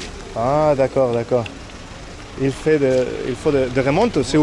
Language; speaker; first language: French; non-native, learner; Spanish